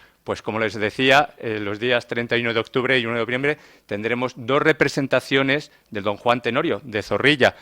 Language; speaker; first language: Spanish; native; Spanish